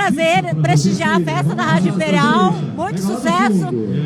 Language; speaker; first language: Portuguese; native; Portuguese